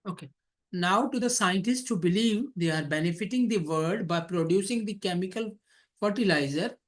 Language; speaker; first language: English; non-native, local second language; Hindi